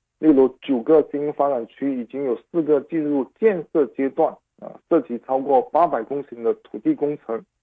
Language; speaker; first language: Chinese; non-native, local second language; Cantonese